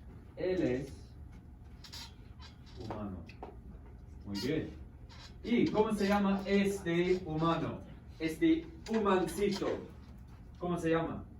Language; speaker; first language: Spanish; non-native, fluent; English